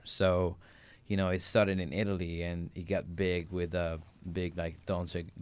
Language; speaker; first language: English; non-native, fluent; Italian